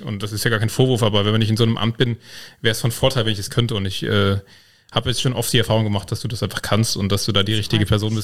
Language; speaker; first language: German; native; German